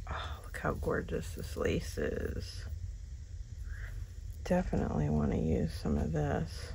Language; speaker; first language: English; native; English